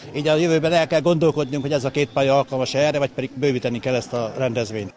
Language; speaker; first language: Hungarian; native; Hungarian